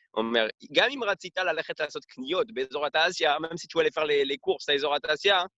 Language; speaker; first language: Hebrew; non-native, fluent; French